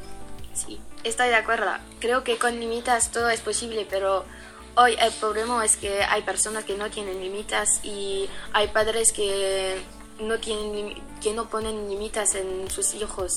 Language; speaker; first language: Spanish; non-native, fluent; French